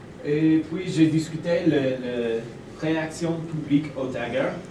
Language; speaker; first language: French; non-native, learner; English